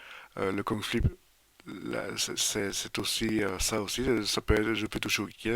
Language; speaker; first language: French; native; French